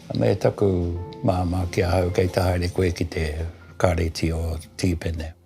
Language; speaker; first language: Māori; native; Māori